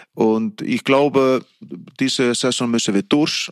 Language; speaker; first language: German; non-native, fluent; Icelandic